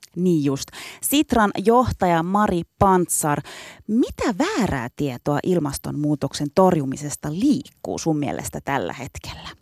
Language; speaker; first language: Finnish; early bilingual, other home language; Turkish